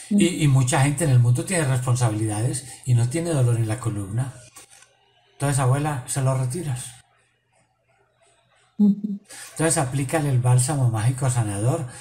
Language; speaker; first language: Spanish; native; Spanish